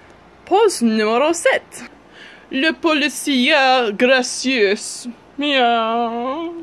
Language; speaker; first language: French; non-native, learner; English